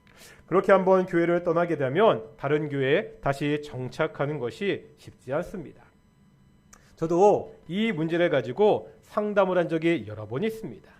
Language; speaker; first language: Korean; native; Korean